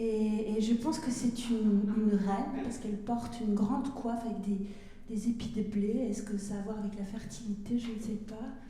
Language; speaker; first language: French; native; French